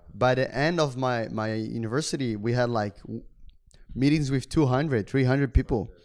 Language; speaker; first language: English; non-native, fluent; Portuguese